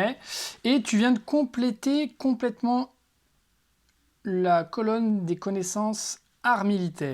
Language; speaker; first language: French; native; French